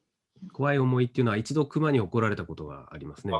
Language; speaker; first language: Japanese; native; Japanese